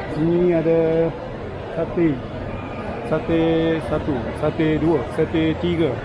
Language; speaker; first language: Malay; non-native, learner; Japanese